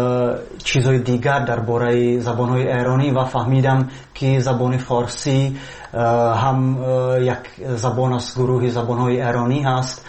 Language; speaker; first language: Persian; non-native, fluent; Czech